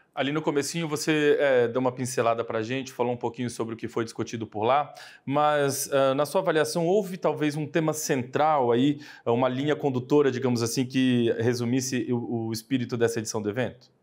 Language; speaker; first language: Portuguese; native; Portuguese